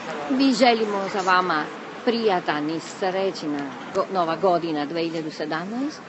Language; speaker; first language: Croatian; non-native, learner; Italian